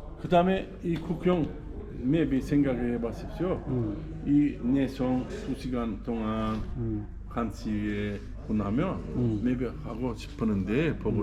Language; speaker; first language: Korean; non-native, learner; Uzbek